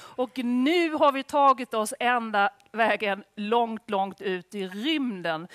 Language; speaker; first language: Swedish; native; Swedish